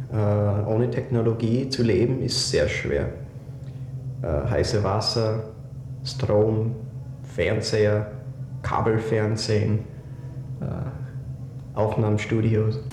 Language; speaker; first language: German; non-native, fluent; English